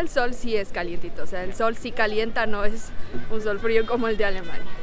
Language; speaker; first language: Spanish; non-native, local second language; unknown